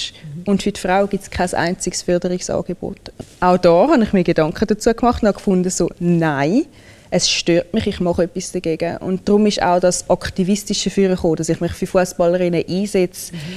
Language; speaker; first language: German; early bilingual, other home language; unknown